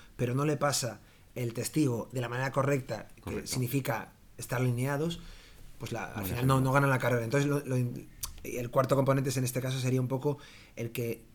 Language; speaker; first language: Spanish; native; Spanish